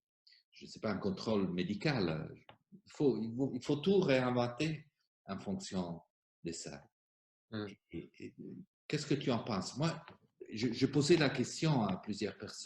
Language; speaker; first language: French; non-native, fluent; Italian